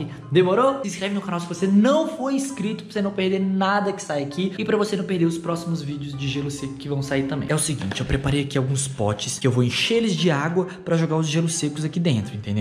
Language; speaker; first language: Portuguese; native; Portuguese